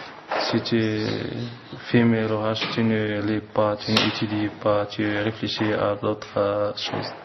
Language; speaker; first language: French; non-native, learner; Arabic